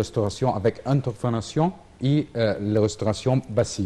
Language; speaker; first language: French; non-native, learner; Arabic